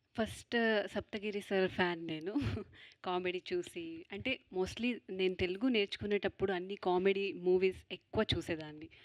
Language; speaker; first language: Telugu; non-native, fluent; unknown